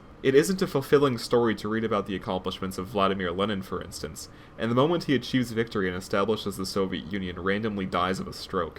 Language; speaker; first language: English; native; English